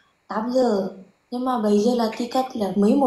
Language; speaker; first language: Vietnamese; non-native, learner; Javanese